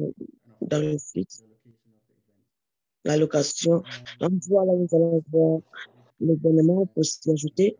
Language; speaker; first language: French; non-native, learner; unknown